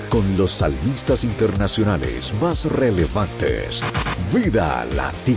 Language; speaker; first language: Spanish; native; Spanish